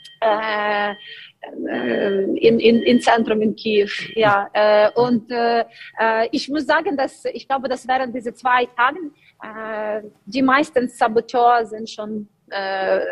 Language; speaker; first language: German; non-native, learner; Ukrainian